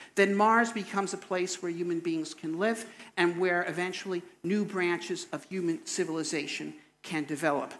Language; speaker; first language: English; native; English